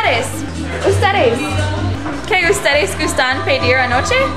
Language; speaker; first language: Spanish; non-native, learner; English